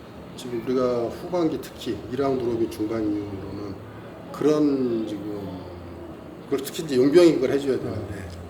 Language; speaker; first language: Korean; native; Korean